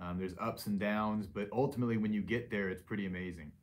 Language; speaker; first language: English; native; English